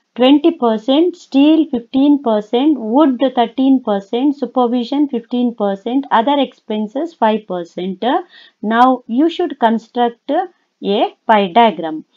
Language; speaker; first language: English; non-native, local second language; Kannada